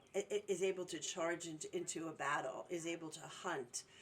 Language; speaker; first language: English; native; English